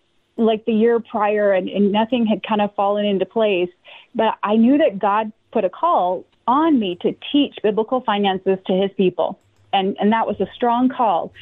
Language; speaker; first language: English; native; English